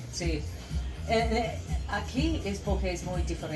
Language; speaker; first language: Spanish; non-native, learner; English